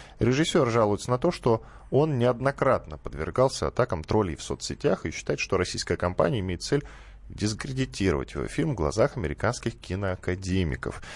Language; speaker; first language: Russian; native; Russian